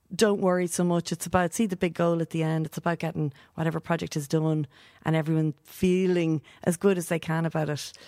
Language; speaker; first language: English; native; English